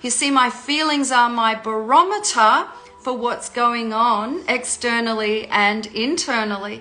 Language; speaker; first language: English; native; English